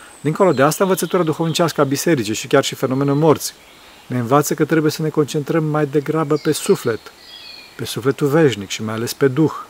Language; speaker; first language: Romanian; early bilingual, heritage; Romanian